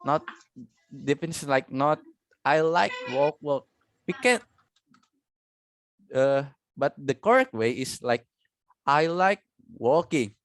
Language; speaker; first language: English; non-native, learner; Indonesian